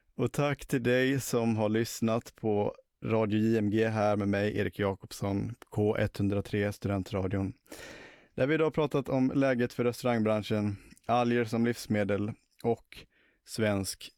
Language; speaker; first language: Swedish; native; Swedish